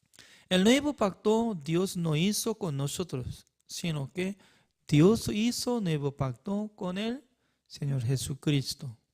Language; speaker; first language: Spanish; non-native, fluent; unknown